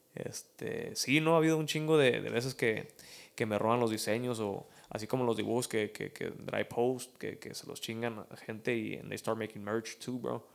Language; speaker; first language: Spanish; early bilingual, heritage; Spanish